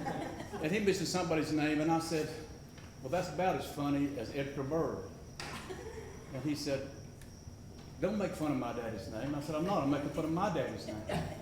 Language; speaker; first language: English; native; English